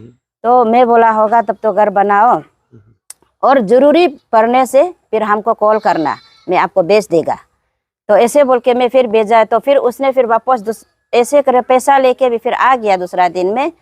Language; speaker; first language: Hindi; non-native, local second language; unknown